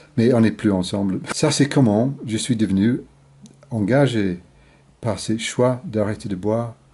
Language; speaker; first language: French; non-native, fluent; English